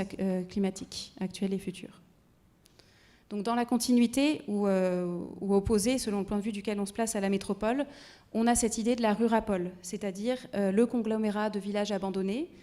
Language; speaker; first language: French; native; French